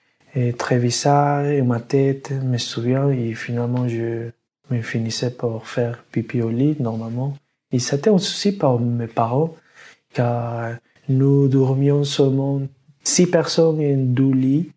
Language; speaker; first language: French; non-native, learner; Spanish